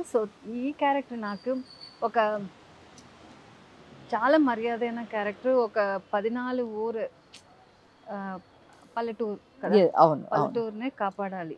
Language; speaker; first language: Telugu; non-native, local second language; Tamil